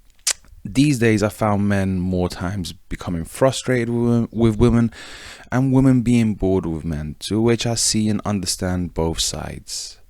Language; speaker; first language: English; native; English